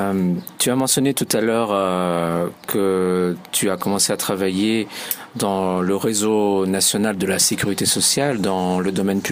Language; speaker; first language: French; native; French